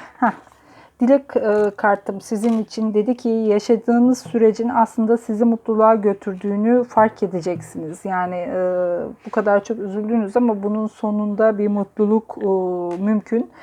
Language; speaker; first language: Turkish; native; Turkish